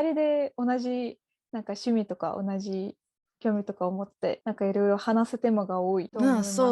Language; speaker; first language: Japanese; non-native, fluent; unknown